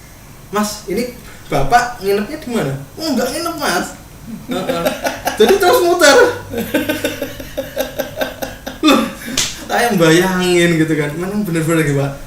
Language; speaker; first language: Indonesian; native; Indonesian